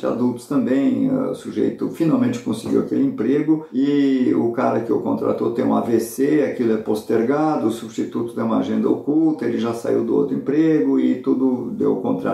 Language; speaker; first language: Portuguese; native; Portuguese